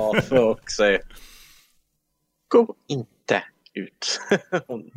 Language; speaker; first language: Swedish; non-native, fluent; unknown